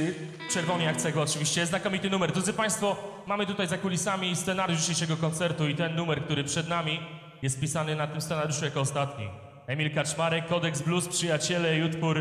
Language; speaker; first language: Polish; native; Polish